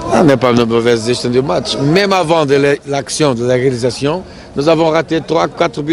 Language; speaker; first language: French; non-native, fluent; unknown